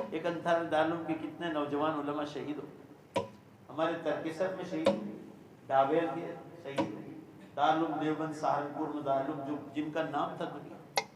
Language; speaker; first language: Urdu; non-native, local second language; Gujarati